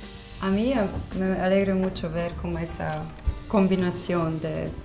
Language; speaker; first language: Spanish; non-native, fluent; Slovenian